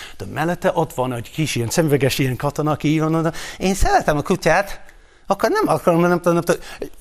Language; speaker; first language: Hungarian; non-native, fluent; English